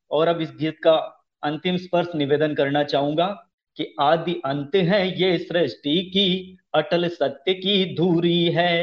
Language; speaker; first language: Hindi; native; Hindi